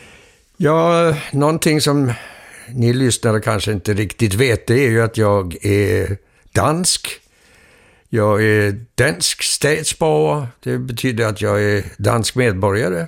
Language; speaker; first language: Swedish; early bilingual, heritage; Swedish